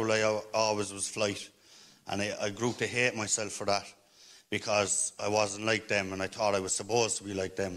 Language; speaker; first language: English; native; English